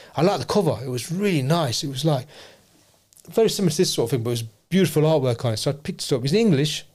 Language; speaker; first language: English; native; English